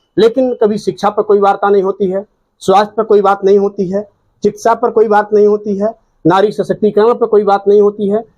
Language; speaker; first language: Hindi; native; Hindi